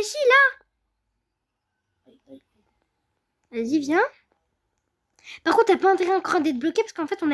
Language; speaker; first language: French; native; French